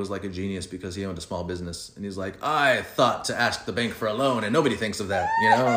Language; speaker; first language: English; early bilingual, other home language; Spanish